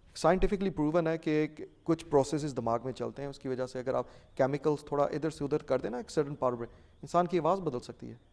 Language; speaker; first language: Urdu; non-native, local second language; Punjabi